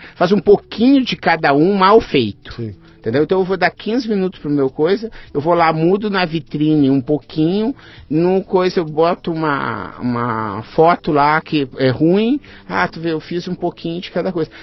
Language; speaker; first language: Portuguese; native; Portuguese